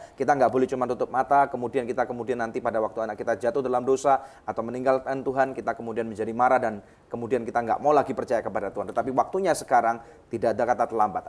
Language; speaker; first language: Indonesian; native; Indonesian